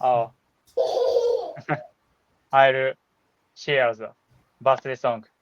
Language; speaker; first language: English; non-native, learner; Japanese